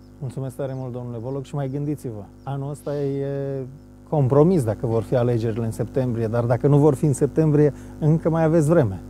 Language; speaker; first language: Romanian; native; Romanian